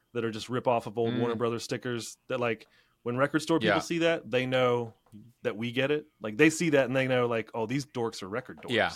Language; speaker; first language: English; native; English